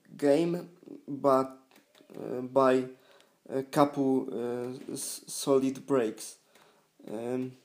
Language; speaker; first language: English; non-native, learner; Polish